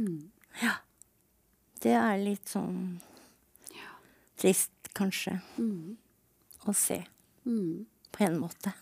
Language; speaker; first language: Norwegian; native; Norwegian